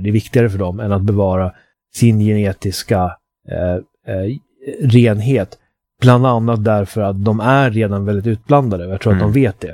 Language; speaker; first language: Swedish; native; Swedish